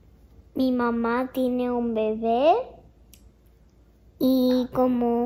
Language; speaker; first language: Spanish; early bilingual, heritage; Japanese